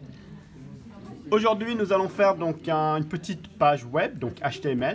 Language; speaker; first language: French; native; French